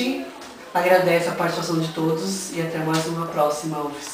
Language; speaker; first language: Portuguese; native; Portuguese